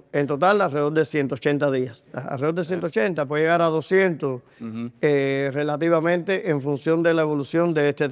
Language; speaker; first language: Spanish; native; Spanish